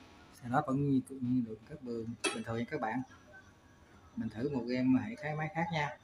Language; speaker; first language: Vietnamese; native; Vietnamese